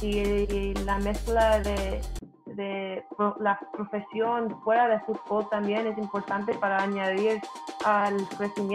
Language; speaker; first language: Spanish; early bilingual, heritage; English